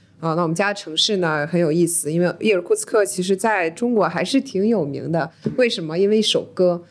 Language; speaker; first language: Chinese; early bilingual, heritage; Chinese